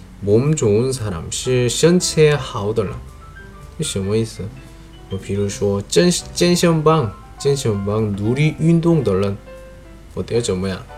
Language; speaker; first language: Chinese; non-native, fluent; Korean